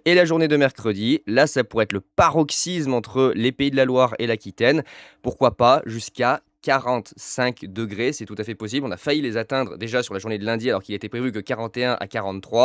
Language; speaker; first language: French; native; French